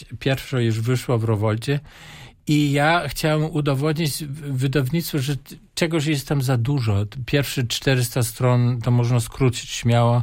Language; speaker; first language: Polish; non-native, fluent; German